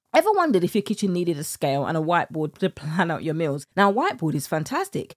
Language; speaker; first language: English; native; English